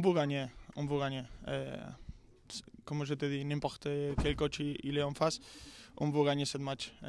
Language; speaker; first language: French; non-native, learner; Spanish